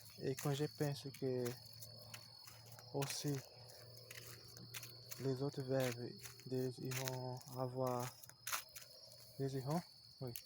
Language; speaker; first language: French; non-native, learner; Portuguese